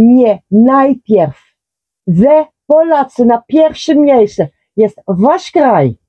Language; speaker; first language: Polish; non-native, learner; Dutch